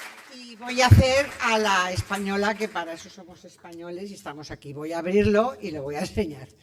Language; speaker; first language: Spanish; native; Spanish